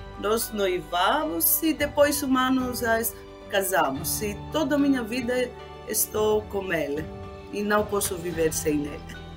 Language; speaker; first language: Portuguese; non-native, fluent; Greek